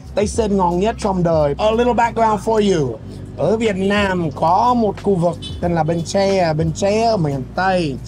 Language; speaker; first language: Vietnamese; non-native, fluent; English